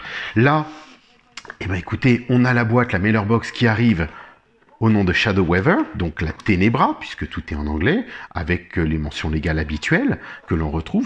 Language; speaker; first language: French; native; French